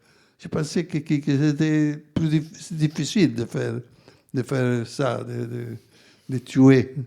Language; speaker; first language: French; non-native, fluent; Italian